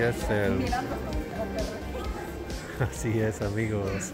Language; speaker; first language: Spanish; non-native, learner; English